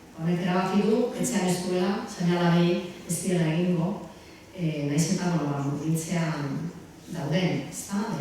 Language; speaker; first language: Basque; native; Basque